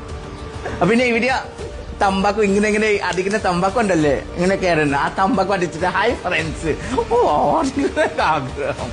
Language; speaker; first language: Malayalam; non-native, fluent; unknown